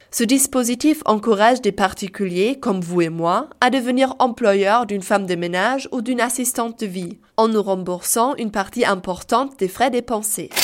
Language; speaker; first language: French; native; French